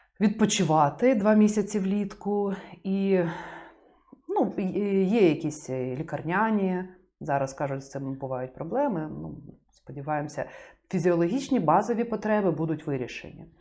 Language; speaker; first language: Ukrainian; native; Ukrainian